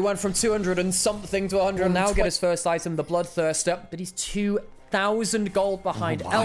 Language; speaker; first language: English; native; English